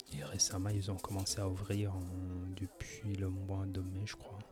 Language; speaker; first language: French; native; French